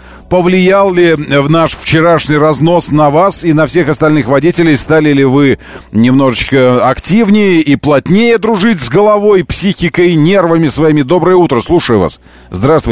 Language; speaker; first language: Russian; native; Russian